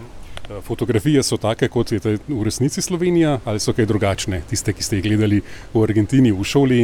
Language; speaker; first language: Slovenian; native; Slovenian